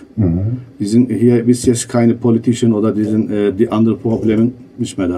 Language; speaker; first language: German; non-native, learner; Kurdish